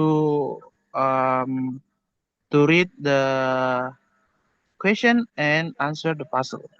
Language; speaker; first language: English; non-native, learner; Indonesian